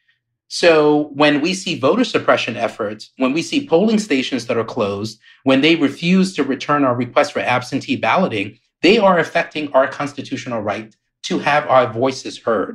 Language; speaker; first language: English; native; English